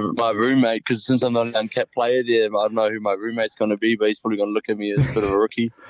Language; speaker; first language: English; early bilingual, other home language; Samoan